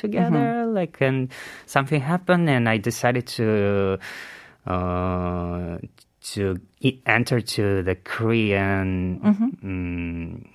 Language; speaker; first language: English; non-native, learner; Uzbek